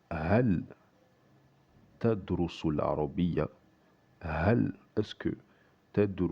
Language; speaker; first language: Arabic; non-native, fluent; French